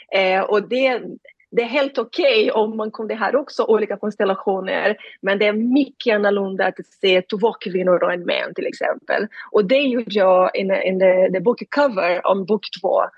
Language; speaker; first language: Swedish; non-native, fluent; Portuguese